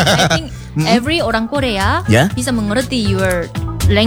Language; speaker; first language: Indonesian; non-native, learner; Korean